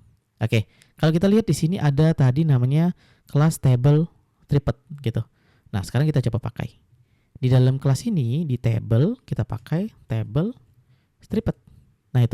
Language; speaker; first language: Indonesian; native; Indonesian